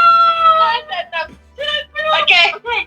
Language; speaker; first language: Italian; native; Italian